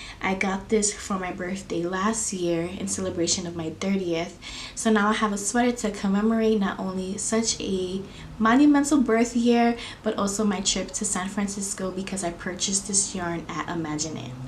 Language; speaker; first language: English; native; English